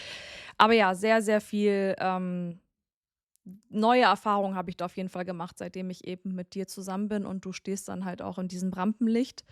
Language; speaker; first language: German; native; German